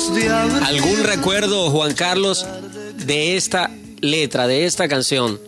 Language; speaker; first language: Spanish; native; Spanish